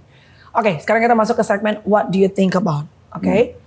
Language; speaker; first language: Indonesian; native; Indonesian